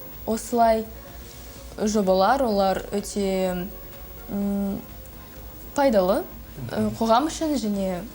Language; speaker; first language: Kazakh; non-native, local second language; Russian